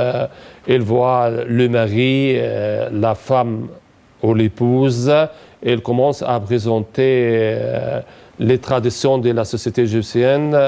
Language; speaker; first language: French; non-native, fluent; Arabic